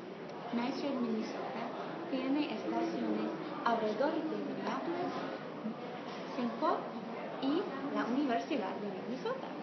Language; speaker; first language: Spanish; non-native, learner; English